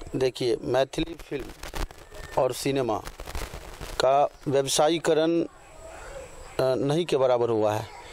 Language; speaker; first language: Hindi; non-native, local second language; Maithili